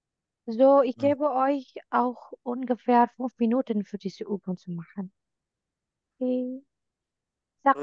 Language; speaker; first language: German; non-native, fluent; Indonesian